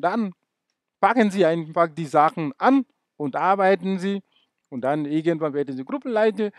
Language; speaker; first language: German; non-native, fluent; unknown